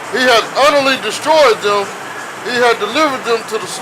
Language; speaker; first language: English; native; English